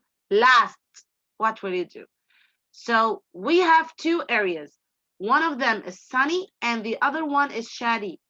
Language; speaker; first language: English; non-native, fluent; Arabic